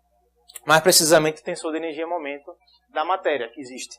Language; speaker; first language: Portuguese; native; Portuguese